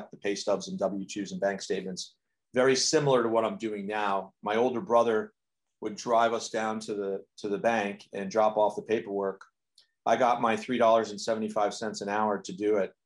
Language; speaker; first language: English; native; English